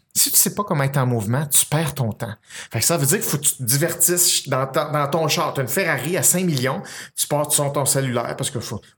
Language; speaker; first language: French; native; French